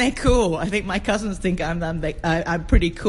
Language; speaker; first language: English; native; English